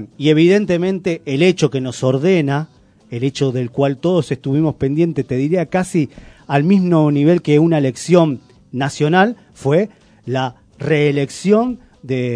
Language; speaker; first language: Spanish; native; Spanish